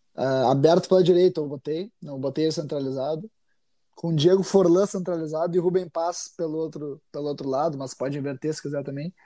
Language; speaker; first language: Portuguese; native; Portuguese